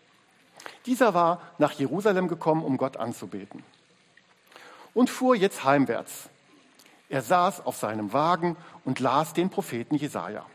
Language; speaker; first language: German; native; German